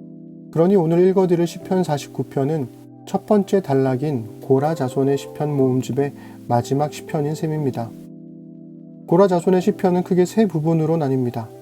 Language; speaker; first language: Korean; native; Korean